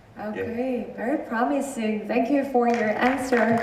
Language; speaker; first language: English; non-native, learner; Korean